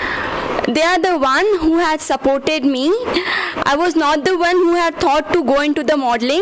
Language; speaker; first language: English; non-native, local second language; Kannada